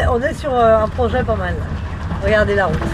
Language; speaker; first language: French; native; French